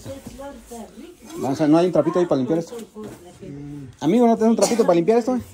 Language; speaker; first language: Spanish; native; Spanish